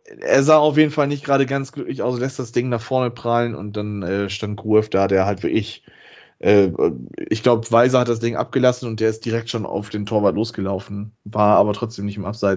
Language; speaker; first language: German; native; German